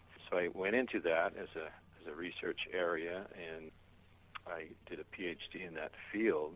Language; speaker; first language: English; native; English